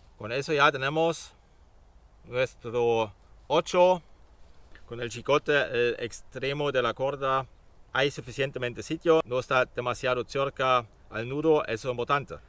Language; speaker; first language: Spanish; non-native, fluent; German